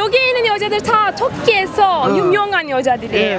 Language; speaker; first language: Korean; non-native, learner; Turkish